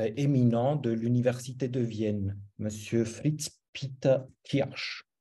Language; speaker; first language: French; non-native, fluent; Romanian